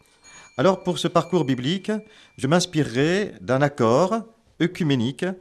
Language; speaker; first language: French; native; French